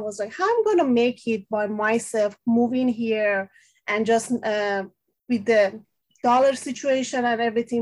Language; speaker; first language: English; non-native, fluent; Persian